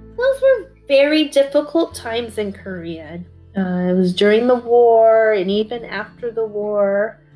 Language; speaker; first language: English; early bilingual, other home language; Korean